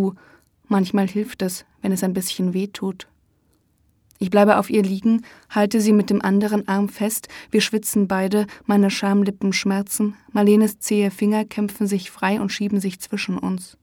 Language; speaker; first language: German; native; German